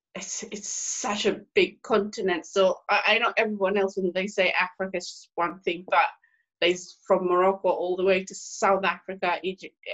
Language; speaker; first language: English; non-native, local second language; Swahili